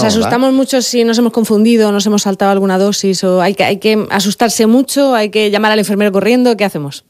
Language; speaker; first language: Spanish; native; Spanish